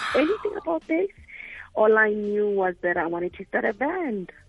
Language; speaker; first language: English; non-native, local second language; Tswana